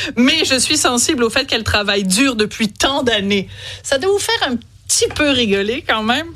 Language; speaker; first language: French; native; French